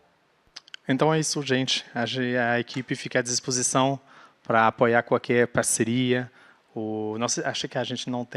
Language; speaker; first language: Portuguese; non-native, fluent; French